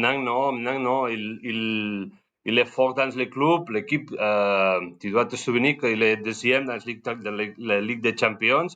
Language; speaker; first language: French; non-native, learner; Spanish